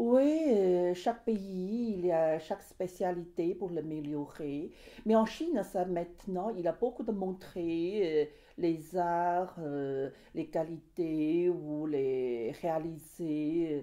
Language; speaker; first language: French; non-native, learner; Chinese